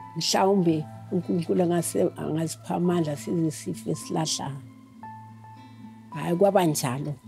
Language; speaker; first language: Zulu; native; Zulu